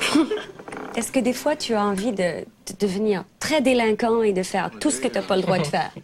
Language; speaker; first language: French; native; French